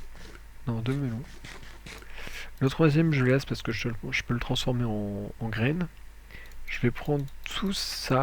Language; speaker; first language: French; native; French